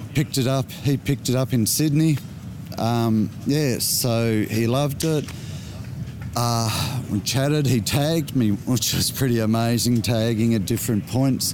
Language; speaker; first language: English; native; English